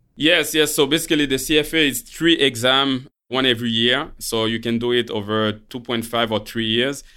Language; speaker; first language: English; non-native, fluent; Haitian Creole